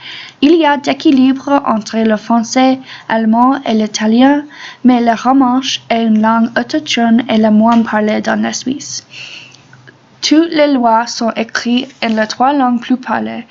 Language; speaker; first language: French; non-native, learner; English